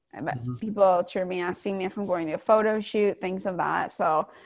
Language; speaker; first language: English; native; English